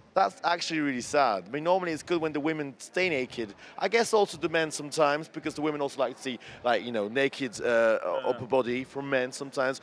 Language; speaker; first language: English; non-native, fluent; German